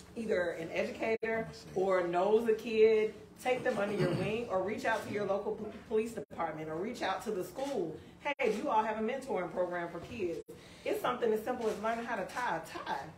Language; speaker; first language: English; native; English